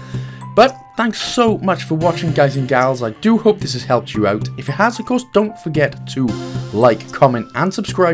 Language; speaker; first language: English; native; English